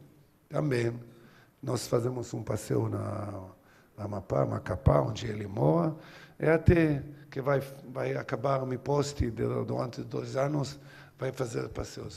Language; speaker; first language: Portuguese; non-native, learner; Hebrew